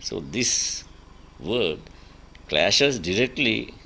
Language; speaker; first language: English; non-native, local second language; Sinhala